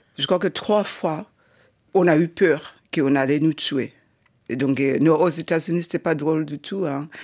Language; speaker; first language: French; non-native, fluent; Shona